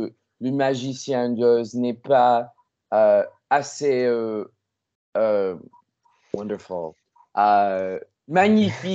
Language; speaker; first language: French; non-native, learner; English